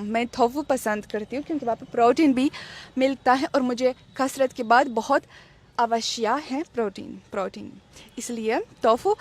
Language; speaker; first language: Hindi; non-native, learner; Russian